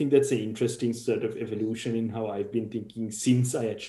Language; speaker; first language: English; non-native, local second language; Sinhala